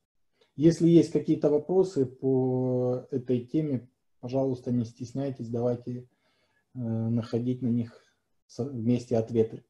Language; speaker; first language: Russian; native; Russian